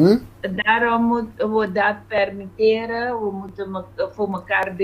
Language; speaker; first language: Dutch; non-native, fluent; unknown